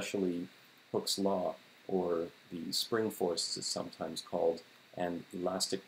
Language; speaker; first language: English; native; English